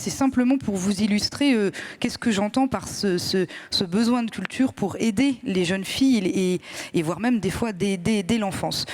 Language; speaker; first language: French; native; French